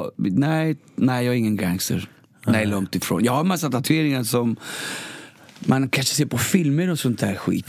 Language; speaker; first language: Swedish; early bilingual, other home language; Spanish